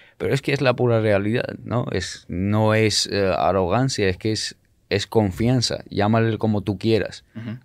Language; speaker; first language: Spanish; non-native, fluent; Georgian